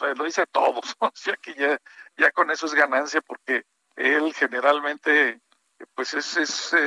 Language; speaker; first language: Spanish; native; Spanish